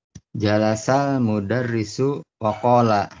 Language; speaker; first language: Arabic; non-native, learner; Indonesian